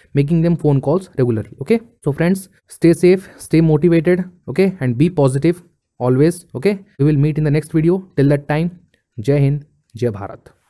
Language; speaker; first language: Hindi; native; Hindi